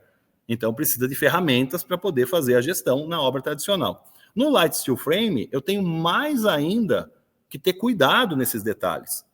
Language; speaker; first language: Portuguese; native; Portuguese